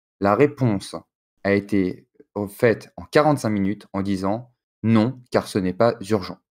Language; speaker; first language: French; native; French